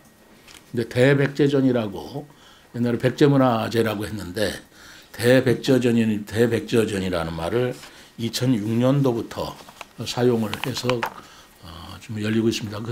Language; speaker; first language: Korean; native; Korean